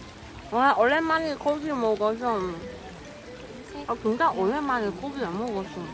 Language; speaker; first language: Korean; non-native, learner; Cantonese